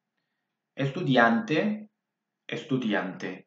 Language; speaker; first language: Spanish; non-native, fluent; English